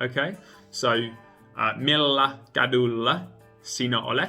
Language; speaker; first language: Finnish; non-native, learner; English